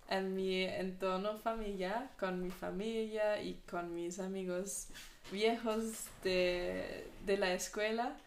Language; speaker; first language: Spanish; non-native, fluent; German